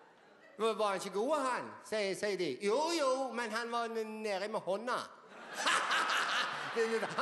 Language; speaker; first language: Norwegian; native; Norwegian